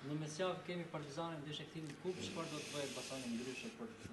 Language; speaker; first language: Albanian; native; Albanian